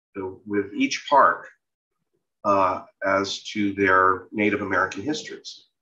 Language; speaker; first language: English; native; English